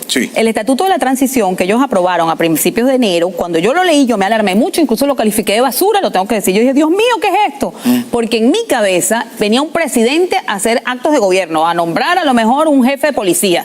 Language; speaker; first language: Spanish; native; Spanish